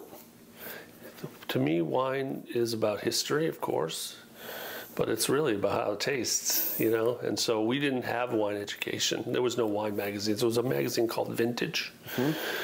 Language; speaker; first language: English; native; English